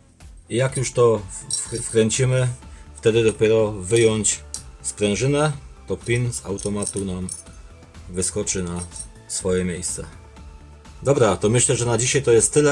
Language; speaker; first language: Polish; native; Polish